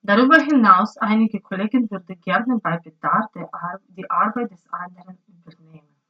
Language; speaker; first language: German; non-native, learner; Ukrainian